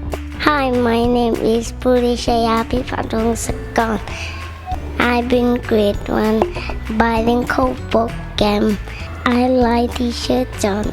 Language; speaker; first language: English; non-native, learner; Thai